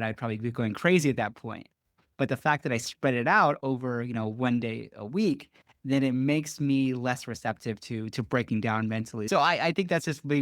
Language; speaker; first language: English; native; English